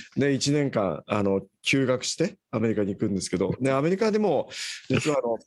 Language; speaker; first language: Japanese; native; Japanese